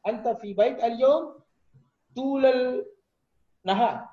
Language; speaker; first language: Arabic; non-native, fluent; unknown